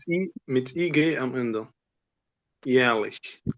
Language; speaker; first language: German; non-native, learner; Arabic